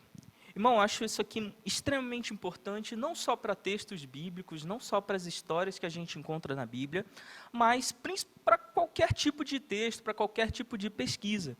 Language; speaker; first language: Portuguese; native; Portuguese